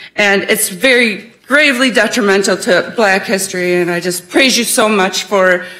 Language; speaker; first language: English; native; English